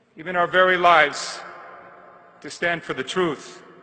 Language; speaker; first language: English; native; English